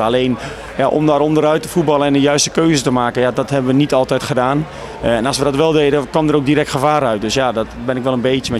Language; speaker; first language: Dutch; native; Dutch